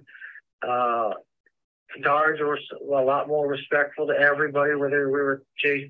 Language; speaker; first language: English; native; English